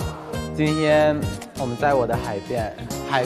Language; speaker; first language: Chinese; non-native, learner; Thai